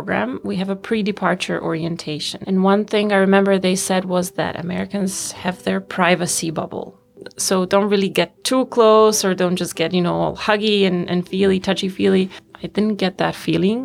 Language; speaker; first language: English; non-native, fluent; Bosnian